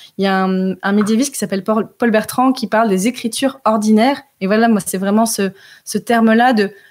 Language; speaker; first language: French; early bilingual, heritage; French